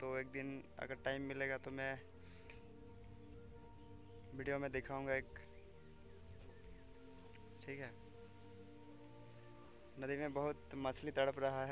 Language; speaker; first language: Hindi; non-native, local second language; Bangla